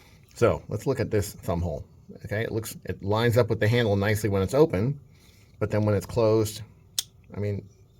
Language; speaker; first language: English; native; English